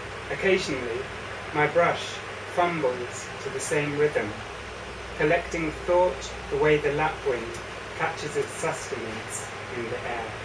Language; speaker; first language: English; native; English